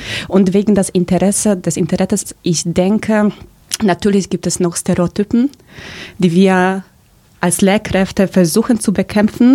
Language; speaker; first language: German; early bilingual, other home language; Polish